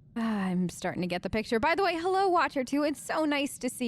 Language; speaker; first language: English; native; English